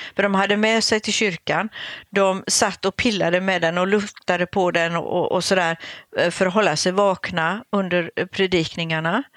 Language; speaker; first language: Swedish; native; Swedish